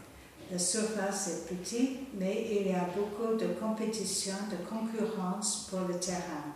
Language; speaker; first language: French; non-native, fluent; Bangla